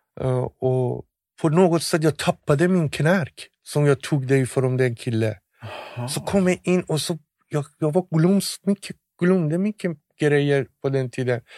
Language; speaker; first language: Swedish; non-native, fluent; Persian